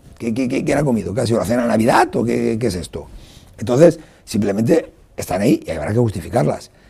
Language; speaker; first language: Spanish; non-native, local second language; Catalan